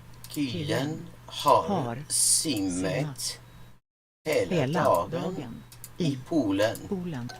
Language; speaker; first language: Swedish; non-native, learner; English